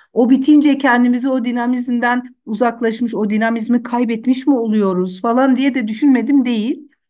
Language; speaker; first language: Turkish; non-native, local second language; Zaza